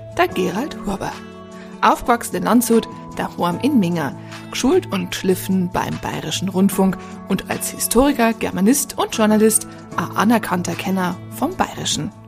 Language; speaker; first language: German; native; German